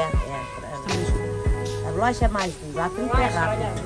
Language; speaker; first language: Portuguese; native; Portuguese